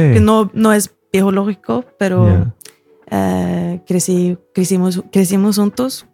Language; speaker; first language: Spanish; early bilingual, heritage; Spanish